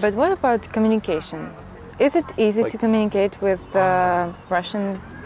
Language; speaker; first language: English; non-native, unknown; Russian